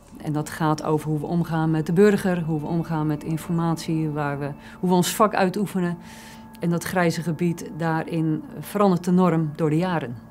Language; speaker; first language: Dutch; native; Dutch